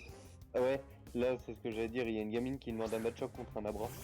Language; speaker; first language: French; native; French